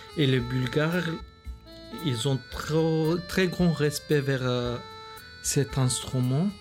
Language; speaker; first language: French; non-native, fluent; Bulgarian